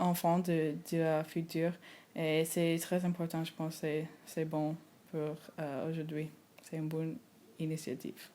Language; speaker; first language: French; non-native, learner; English